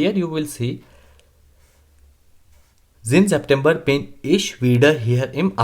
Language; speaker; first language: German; non-native, learner; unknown